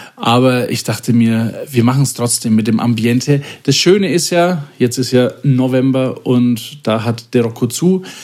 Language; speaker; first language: German; native; German